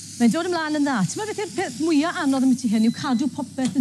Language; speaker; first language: Welsh; native; Welsh